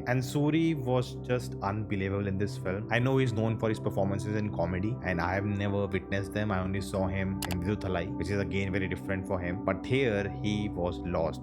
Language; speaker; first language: English; non-native, local second language; Hindi